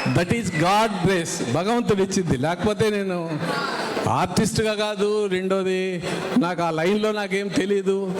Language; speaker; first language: Telugu; native; Telugu